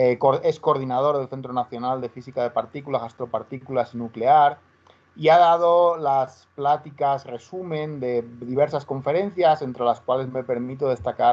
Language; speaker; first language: Spanish; native; Spanish